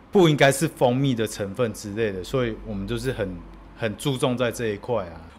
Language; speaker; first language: Chinese; native; Chinese